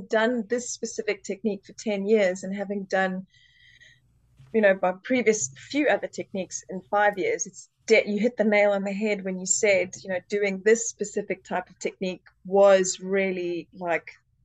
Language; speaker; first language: English; native; English